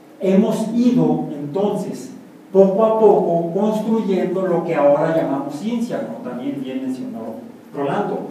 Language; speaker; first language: Spanish; native; Spanish